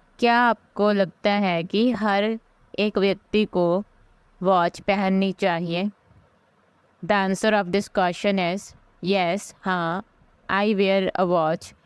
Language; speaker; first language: Hindi; native; Hindi